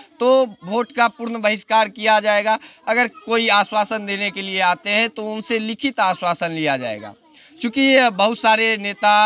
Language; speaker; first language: Hindi; native; Hindi